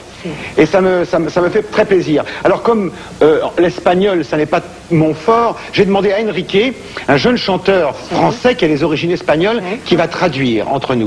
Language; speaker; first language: French; native; French